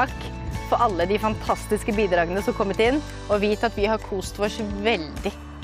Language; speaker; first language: Norwegian; native; Norwegian